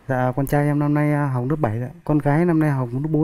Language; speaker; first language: Vietnamese; native; Vietnamese